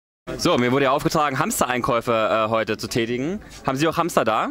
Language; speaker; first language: German; native; German